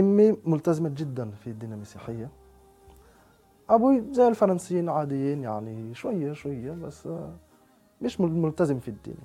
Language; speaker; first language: Arabic; non-native, fluent; French